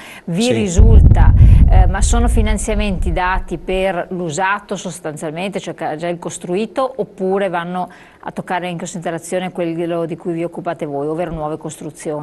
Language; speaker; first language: Italian; native; Italian